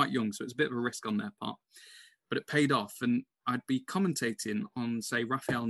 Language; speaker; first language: English; native; English